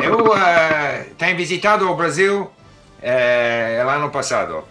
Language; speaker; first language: Spanish; non-native, fluent; English